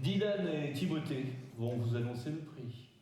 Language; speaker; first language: French; native; French